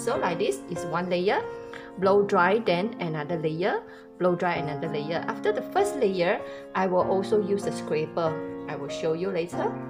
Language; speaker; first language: English; non-native, local second language; Chinese